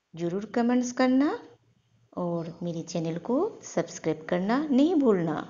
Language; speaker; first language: Hindi; non-native, local second language; Bangla